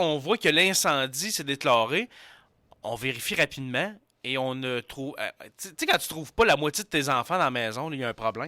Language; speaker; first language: French; native; French